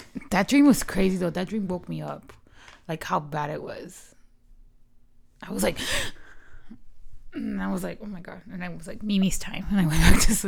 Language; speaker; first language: English; early bilingual, other home language; Spanish